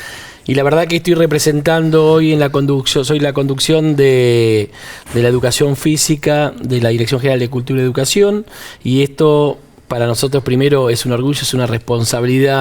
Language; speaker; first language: Spanish; native; Spanish